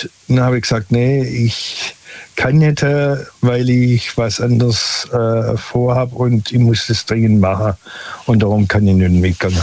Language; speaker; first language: German; native; German